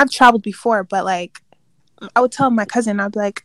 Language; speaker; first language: English; native; English